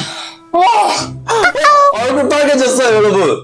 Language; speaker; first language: Korean; non-native, learner; Chinese